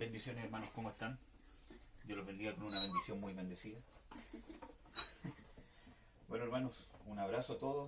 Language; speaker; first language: Spanish; native; Spanish